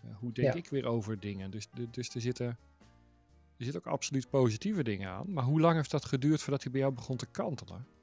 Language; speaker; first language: Dutch; native; Dutch